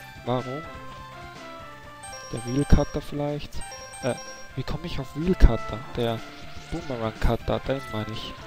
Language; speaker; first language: German; native; German